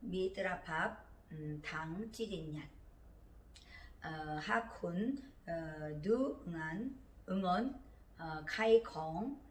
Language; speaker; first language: Thai; non-native, learner; Korean